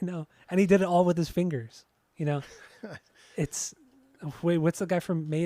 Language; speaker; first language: English; native; English